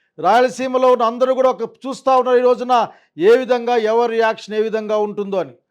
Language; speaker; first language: Telugu; native; Telugu